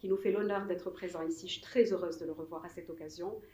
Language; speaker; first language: French; non-native, local second language; Arabic